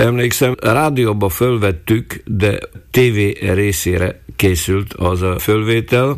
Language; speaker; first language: Hungarian; non-native, local second language; Slovak